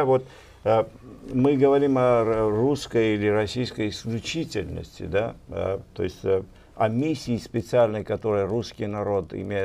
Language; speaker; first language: Russian; non-native, local second language; Armenian